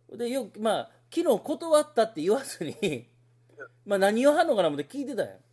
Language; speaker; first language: Japanese; native; Japanese